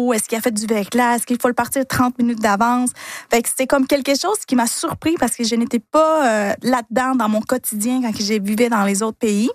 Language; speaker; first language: French; non-native, fluent; Spanish